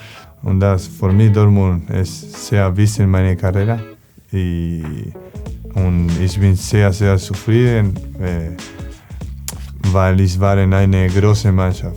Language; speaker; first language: German; non-native, learner; Spanish